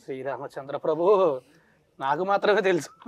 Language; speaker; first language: Telugu; native; Telugu